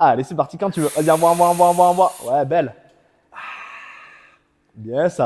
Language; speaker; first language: French; native; French